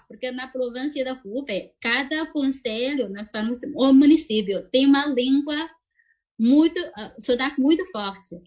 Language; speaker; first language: Portuguese; non-native, fluent; Chinese